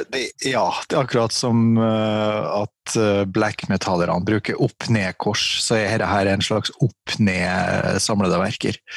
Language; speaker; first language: Norwegian; native; Norwegian